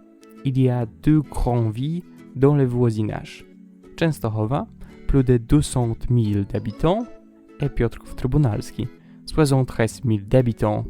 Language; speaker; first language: French; non-native, learner; Polish